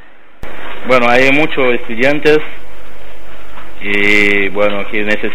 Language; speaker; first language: Spanish; non-native, learner; Haitian Creole